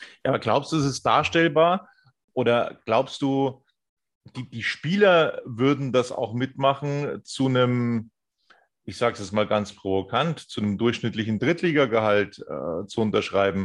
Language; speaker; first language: German; native; German